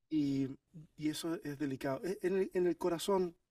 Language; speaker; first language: Spanish; native; Spanish